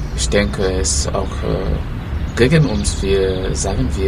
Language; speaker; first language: German; non-native, learner; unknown